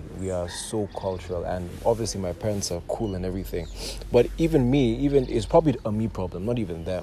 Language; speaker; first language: English; non-native, local second language; Yoruba